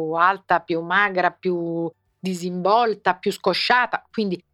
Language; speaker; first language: Italian; native; Italian